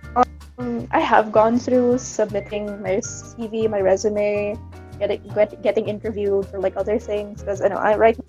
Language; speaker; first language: English; non-native, local second language; Cebuano